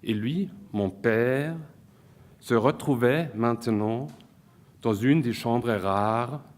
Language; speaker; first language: French; non-native, fluent; German